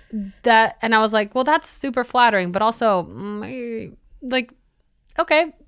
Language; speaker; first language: English; early bilingual, other home language; Spanish